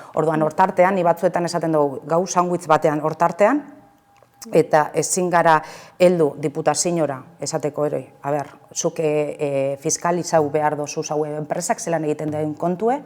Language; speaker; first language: Basque; native; Basque